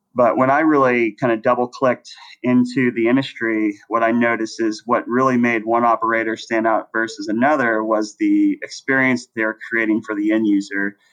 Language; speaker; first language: English; native; English